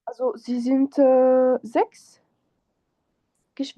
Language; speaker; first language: German; non-native, fluent; French